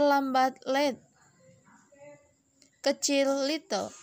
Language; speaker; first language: Indonesian; native; Indonesian